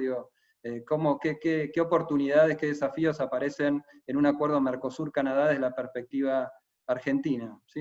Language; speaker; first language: Spanish; native; Spanish